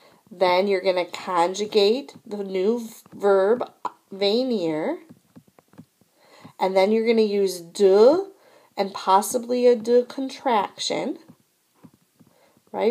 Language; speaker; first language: English; native; English